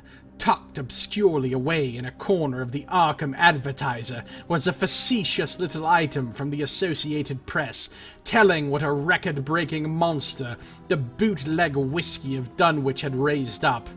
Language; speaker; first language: English; native; English